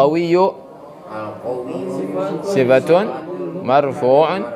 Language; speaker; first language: Arabic; non-native, fluent; Indonesian